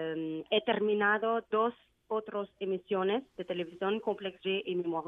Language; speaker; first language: Spanish; non-native, learner; Vietnamese